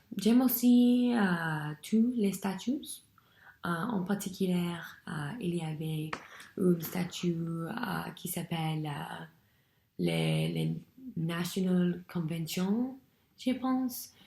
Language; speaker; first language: French; non-native, learner; English